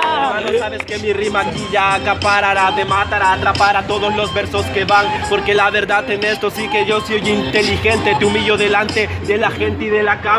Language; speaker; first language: Spanish; native; Spanish